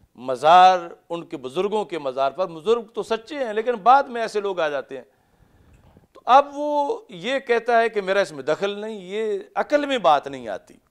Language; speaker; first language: Urdu; native; Urdu